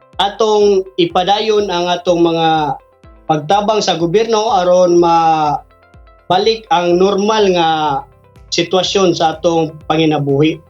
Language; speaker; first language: Cebuano; native; Cebuano